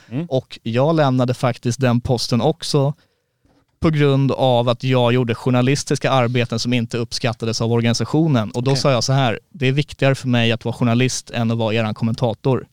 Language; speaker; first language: Swedish; native; Swedish